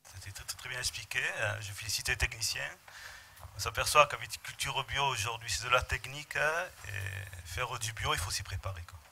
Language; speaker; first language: French; native; French